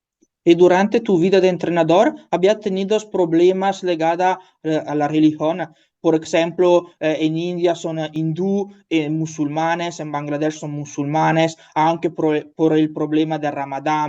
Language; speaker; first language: Spanish; non-native, learner; Italian